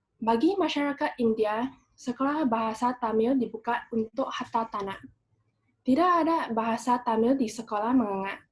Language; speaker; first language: Malay; non-native, local second language; Chinese